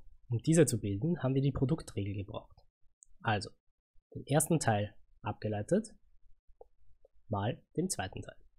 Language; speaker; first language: German; native; German